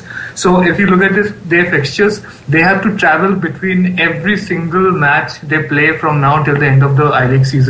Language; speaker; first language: English; non-native, local second language; Bangla